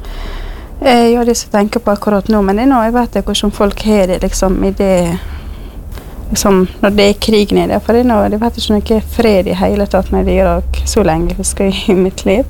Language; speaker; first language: Norwegian; non-native, fluent; Kurdish